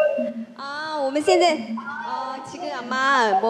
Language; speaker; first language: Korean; non-native, fluent; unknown